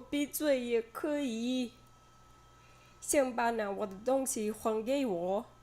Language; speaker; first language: Chinese; non-native, learner; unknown